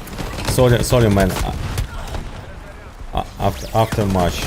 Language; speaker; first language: English; non-native, learner; Ukrainian